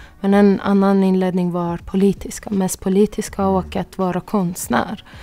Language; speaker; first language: Swedish; non-native, fluent; Persian